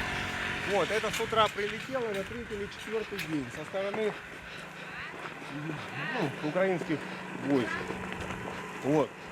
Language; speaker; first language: Russian; native; Russian